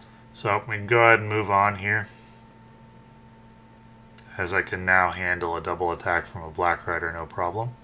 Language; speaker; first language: English; native; English